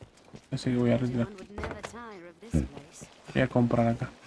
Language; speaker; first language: Spanish; native; Spanish